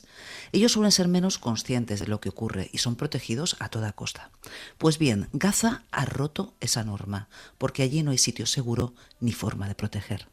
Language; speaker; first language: Spanish; native; Spanish